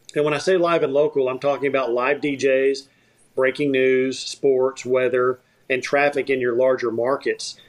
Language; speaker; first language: English; native; English